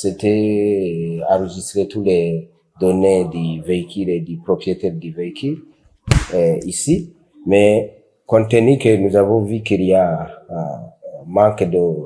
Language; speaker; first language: French; non-native, local second language; Rundi